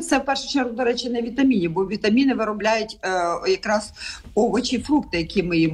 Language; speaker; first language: Ukrainian; native; Ukrainian